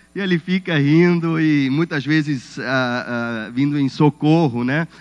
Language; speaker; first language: Portuguese; non-native, fluent; German